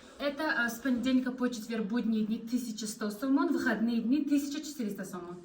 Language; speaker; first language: Russian; native; Russian